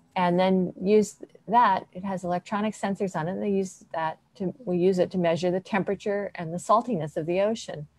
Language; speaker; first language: English; native; English